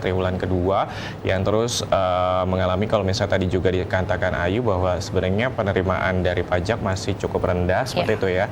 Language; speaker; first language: Indonesian; native; Indonesian